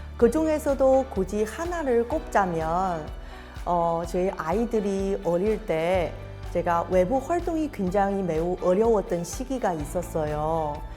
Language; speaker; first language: Korean; non-native, fluent; Chinese